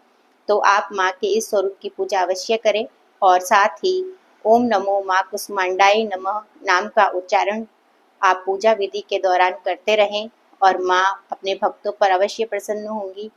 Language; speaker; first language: Hindi; native; Hindi